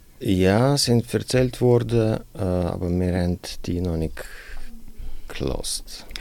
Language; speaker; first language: German; non-native, fluent; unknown